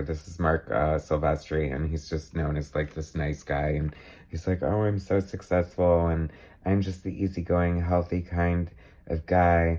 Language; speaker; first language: English; native; English